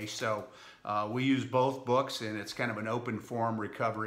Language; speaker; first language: English; native; English